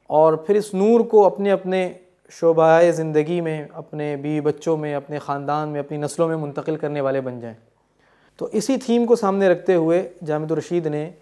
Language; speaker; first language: Urdu; native; Urdu